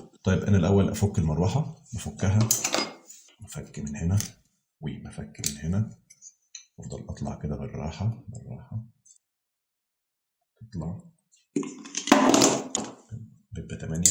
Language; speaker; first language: Arabic; native; Arabic